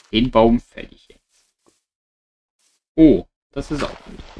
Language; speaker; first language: German; native; German